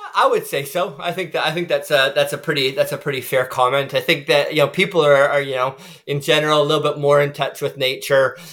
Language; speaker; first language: English; native; English